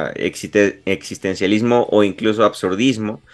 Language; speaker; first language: Spanish; native; Spanish